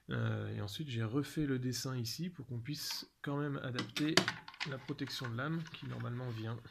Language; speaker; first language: French; native; French